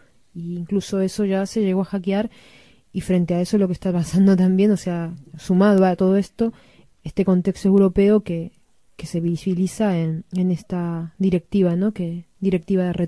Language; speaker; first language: Spanish; native; Spanish